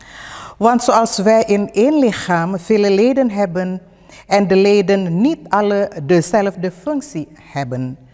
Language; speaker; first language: Dutch; non-native, fluent; Indonesian